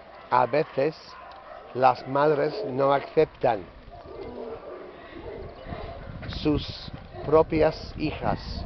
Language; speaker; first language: Spanish; non-native, learner; English